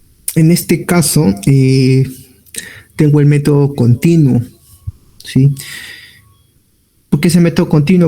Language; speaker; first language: Spanish; native; Spanish